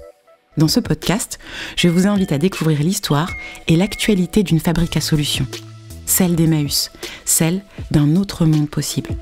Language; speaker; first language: French; native; French